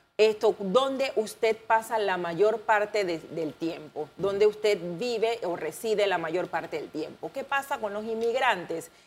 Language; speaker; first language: Spanish; native; Spanish